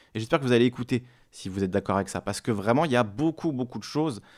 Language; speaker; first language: French; native; French